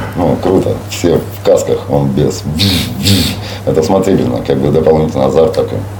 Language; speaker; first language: Russian; native; Russian